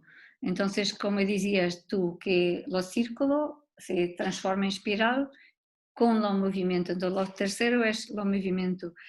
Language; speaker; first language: Spanish; non-native, learner; Portuguese